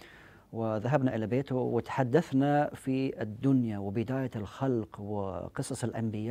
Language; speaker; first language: Arabic; non-native, fluent; English